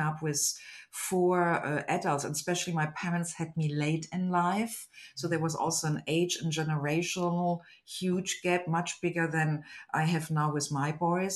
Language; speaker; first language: English; non-native, fluent; German